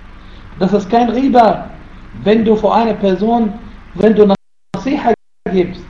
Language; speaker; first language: German; non-native, fluent; Arabic